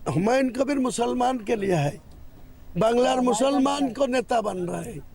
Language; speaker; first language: Hindi; non-native, local second language; Bangla